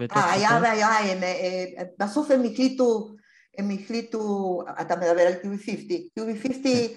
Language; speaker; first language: Hebrew; non-native, fluent; Spanish